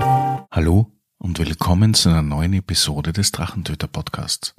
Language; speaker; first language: German; native; German